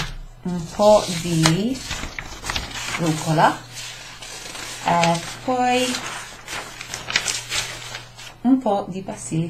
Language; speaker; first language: Italian; non-native, fluent; English